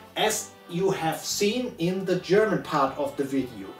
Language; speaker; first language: English; non-native, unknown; German